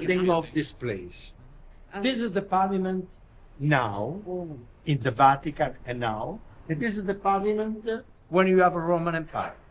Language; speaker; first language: English; non-native, learner; Italian